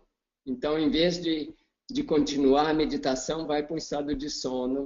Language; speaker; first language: Portuguese; non-native, fluent; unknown